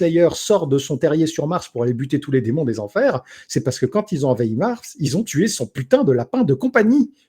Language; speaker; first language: French; native; French